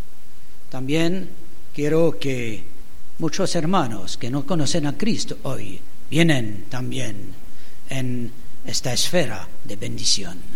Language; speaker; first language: Spanish; non-native, learner; French